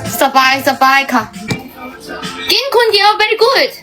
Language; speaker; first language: Thai; non-native, learner; Korean